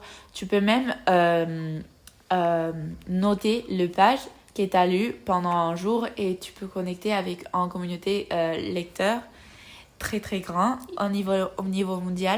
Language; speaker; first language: French; non-native, learner; Spanish